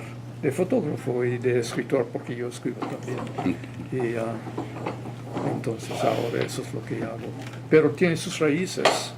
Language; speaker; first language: Spanish; non-native, fluent; English